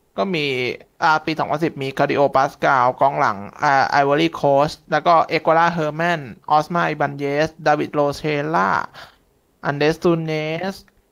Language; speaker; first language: Thai; native; Thai